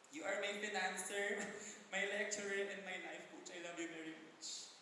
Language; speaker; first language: English; non-native, local second language; Filipino